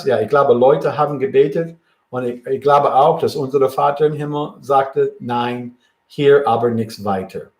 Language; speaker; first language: German; non-native, fluent; English